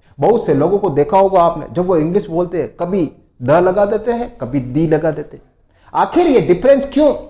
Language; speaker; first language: Hindi; native; Hindi